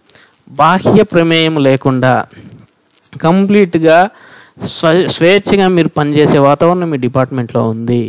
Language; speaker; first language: Telugu; native; Telugu